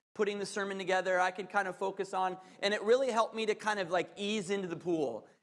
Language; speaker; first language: English; native; English